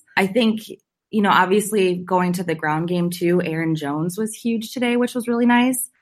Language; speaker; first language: English; native; English